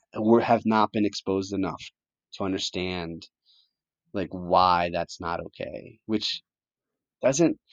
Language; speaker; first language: English; early bilingual, other home language; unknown